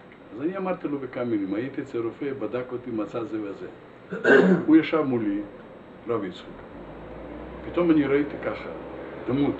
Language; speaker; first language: Hebrew; non-native, fluent; Russian